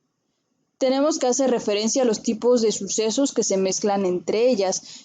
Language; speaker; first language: Spanish; native; Spanish